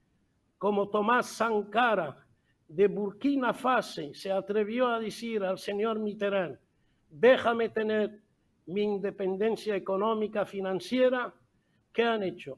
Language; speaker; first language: Spanish; non-native, fluent; Arabic